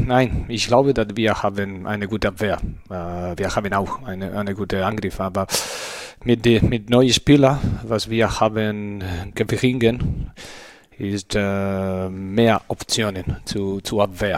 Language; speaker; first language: German; non-native, learner; Spanish